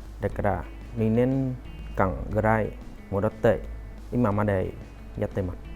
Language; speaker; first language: Japanese; non-native, learner; Vietnamese